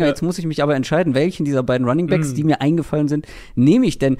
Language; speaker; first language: German; native; German